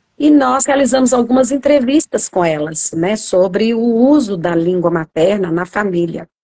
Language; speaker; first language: Portuguese; native; Portuguese